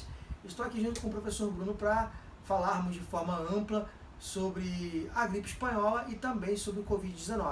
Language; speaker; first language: Portuguese; native; Portuguese